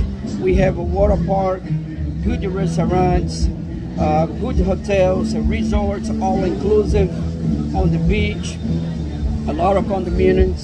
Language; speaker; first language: English; non-native, learner; Portuguese